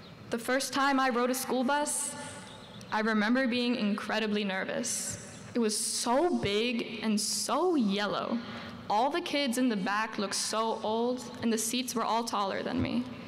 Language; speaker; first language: English; early bilingual, other home language; Spanish